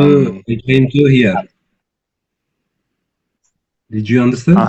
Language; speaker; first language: English; non-native, learner; Turkish